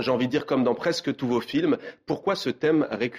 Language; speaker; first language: French; native; French